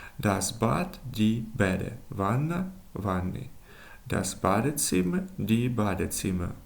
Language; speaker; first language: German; non-native, fluent; Ukrainian